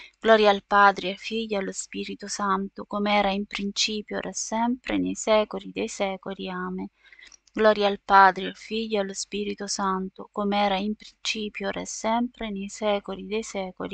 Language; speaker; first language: Italian; native; Italian